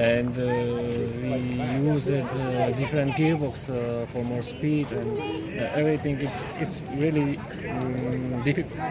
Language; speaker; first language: English; non-native, learner; Slovak